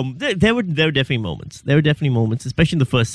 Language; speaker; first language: English; non-native, local second language; Urdu